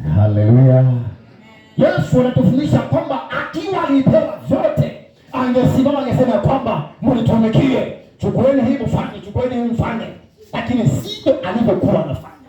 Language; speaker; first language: Swahili; non-native, local second language; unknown